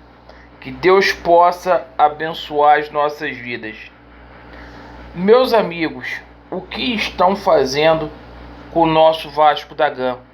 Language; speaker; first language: Portuguese; native; Portuguese